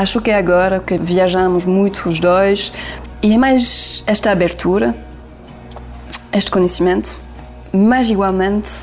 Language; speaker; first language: Portuguese; non-native, learner; French